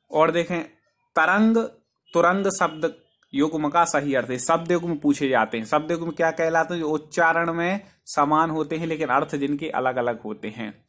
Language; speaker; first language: Hindi; native; Hindi